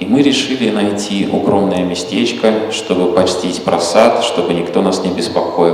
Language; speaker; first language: Russian; native; Russian